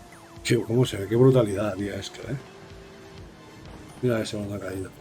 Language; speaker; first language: Spanish; native; Spanish